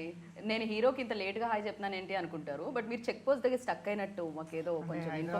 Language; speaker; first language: Telugu; native; Telugu